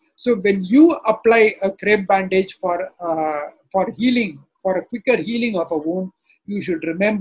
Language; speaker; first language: English; non-native, local second language; Tamil